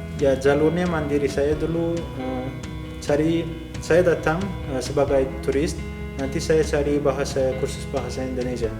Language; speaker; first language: Indonesian; non-native, fluent; Turkmen